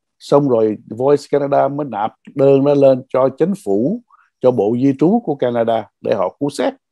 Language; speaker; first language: Vietnamese; native; Vietnamese